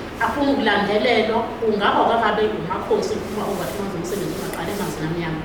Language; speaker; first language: Zulu; non-native, local second language; Xhosa